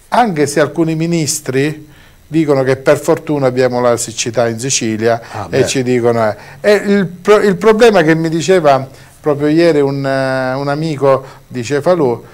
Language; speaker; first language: Italian; native; Italian